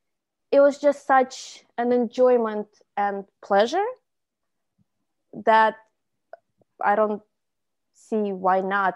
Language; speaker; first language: English; non-native, fluent; Russian